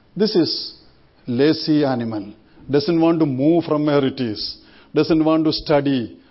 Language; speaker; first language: English; non-native, local second language; Malayalam